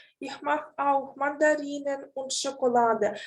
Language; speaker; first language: German; non-native, fluent; Ukrainian